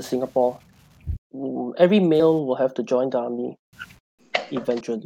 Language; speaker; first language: English; non-native, local second language; Chinese